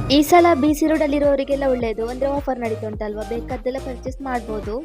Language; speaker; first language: Kannada; native; Kannada